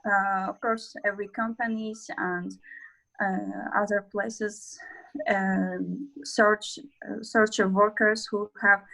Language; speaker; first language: English; non-native, learner; Azerbaijani